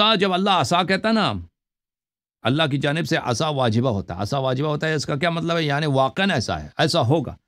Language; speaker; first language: Urdu; non-native, local second language; Punjabi